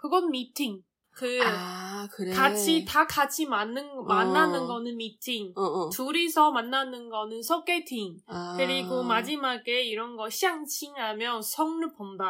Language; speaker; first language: Korean; non-native, learner; Chinese